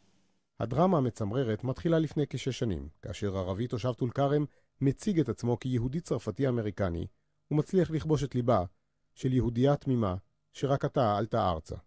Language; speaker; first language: Hebrew; native; Hebrew